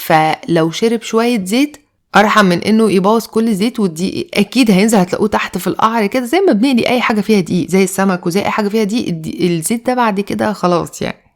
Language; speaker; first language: Arabic; native; Arabic